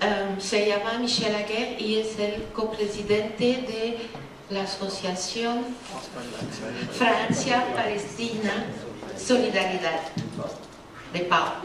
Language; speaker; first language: Spanish; non-native, fluent; French